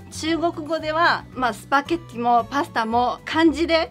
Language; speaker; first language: Japanese; non-native, fluent; Chinese